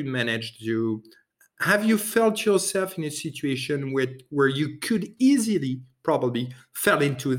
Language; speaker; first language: English; non-native, fluent; French